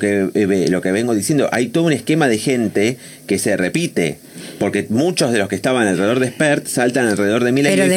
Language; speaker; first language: Spanish; native; Spanish